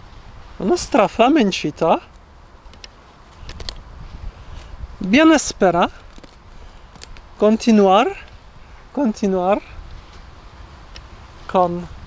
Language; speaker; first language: Spanish; non-native, learner; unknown